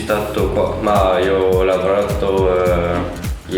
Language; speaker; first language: Italian; non-native, learner; French